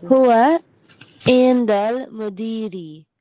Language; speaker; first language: Arabic; non-native, learner; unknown